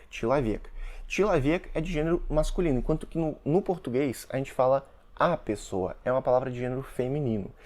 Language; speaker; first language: Portuguese; early bilingual, other home language; Russian